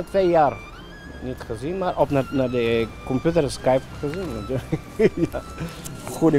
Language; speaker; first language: Dutch; non-native, learner; Bulgarian